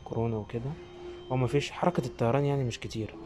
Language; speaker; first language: Arabic; native; Arabic